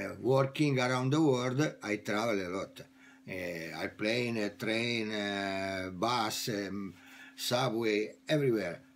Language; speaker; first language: English; non-native, learner; Italian